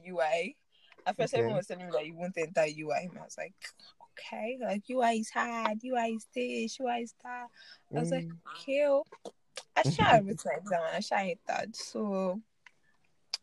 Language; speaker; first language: English; non-native, local second language; Yoruba